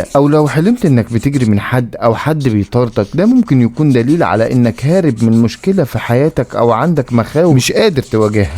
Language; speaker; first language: Arabic; native; Arabic